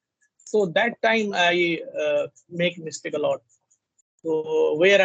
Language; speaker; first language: English; non-native, learner; Hindi